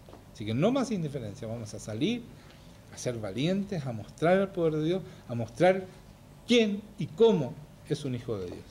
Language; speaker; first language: Spanish; native; Spanish